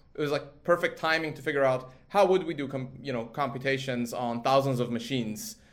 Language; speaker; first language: English; early bilingual, other home language; Swedish